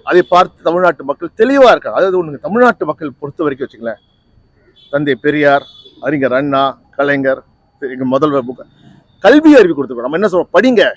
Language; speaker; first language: Tamil; native; Tamil